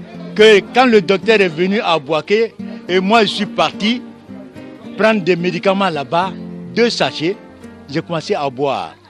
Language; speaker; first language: French; non-native, local second language; Fula